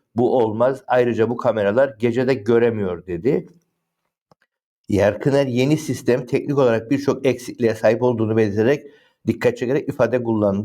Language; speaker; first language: Turkish; native; Turkish